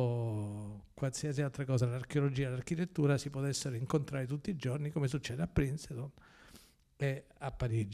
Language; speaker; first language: Italian; native; Italian